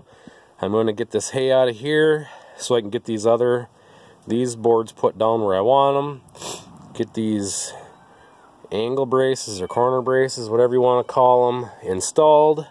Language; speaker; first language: English; native; English